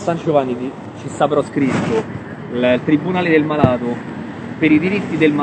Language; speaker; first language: Italian; native; Italian